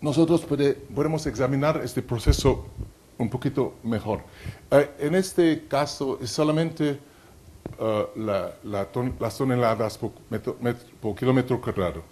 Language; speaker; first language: Spanish; non-native, fluent; French